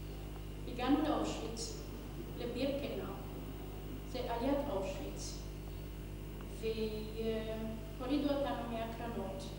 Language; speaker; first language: Hebrew; non-native, fluent; Hungarian